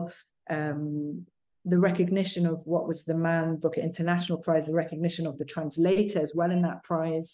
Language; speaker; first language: English; native; English